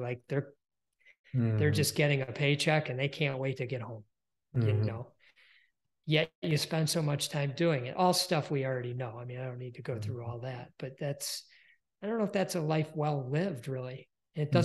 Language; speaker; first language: English; native; English